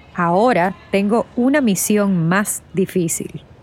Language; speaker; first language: Spanish; native; Spanish